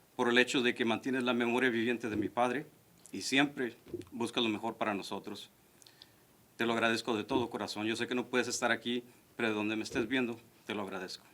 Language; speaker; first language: Spanish; early bilingual, heritage; Spanish